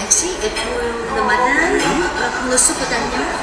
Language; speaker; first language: French; non-native, learner; Chinese